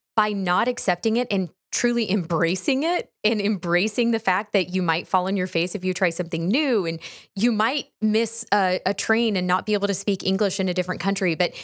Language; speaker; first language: English; native; English